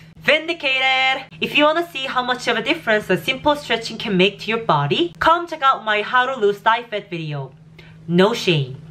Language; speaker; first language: English; non-native, fluent; Korean